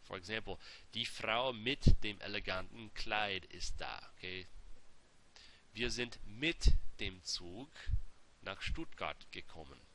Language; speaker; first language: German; non-native, fluent; English